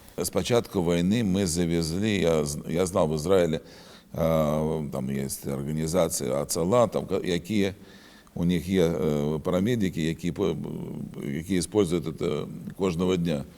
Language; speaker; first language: Ukrainian; non-native, learner; Russian